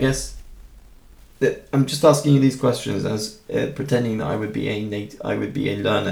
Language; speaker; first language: English; native; English